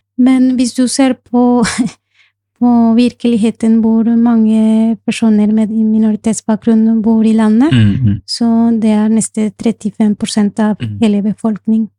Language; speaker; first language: Norwegian; non-native, fluent; Spanish